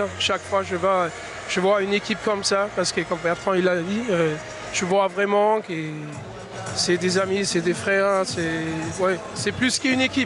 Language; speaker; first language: French; non-native, fluent; Danish